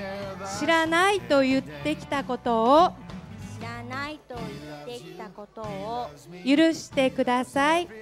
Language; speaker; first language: Japanese; native; Japanese